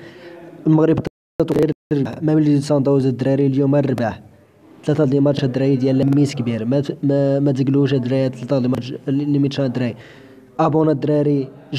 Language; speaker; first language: Arabic; native; Arabic